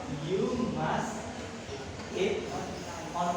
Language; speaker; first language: English; non-native, learner; Indonesian